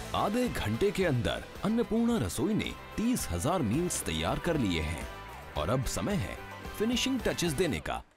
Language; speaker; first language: Hindi; native; Hindi